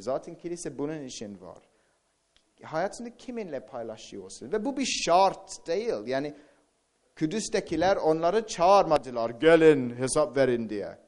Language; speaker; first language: Turkish; non-native, fluent; English